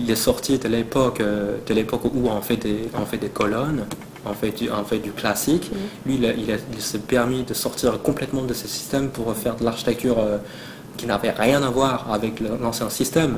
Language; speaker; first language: French; non-native, fluent; Chinese